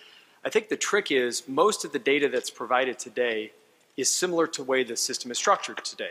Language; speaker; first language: English; native; English